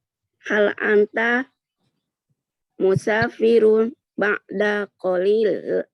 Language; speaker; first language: Arabic; non-native, learner; Indonesian